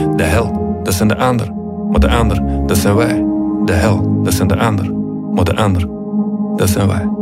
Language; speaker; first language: Dutch; native; Dutch